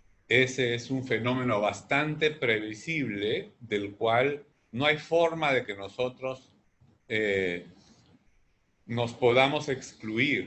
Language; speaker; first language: Spanish; native; Spanish